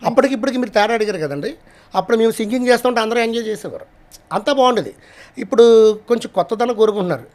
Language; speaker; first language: Telugu; native; Telugu